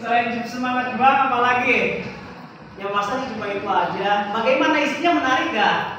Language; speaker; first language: Indonesian; native; Indonesian